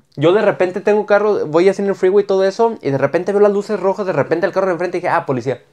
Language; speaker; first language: Spanish; native; Spanish